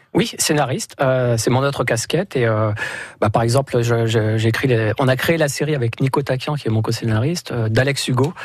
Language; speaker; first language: French; native; French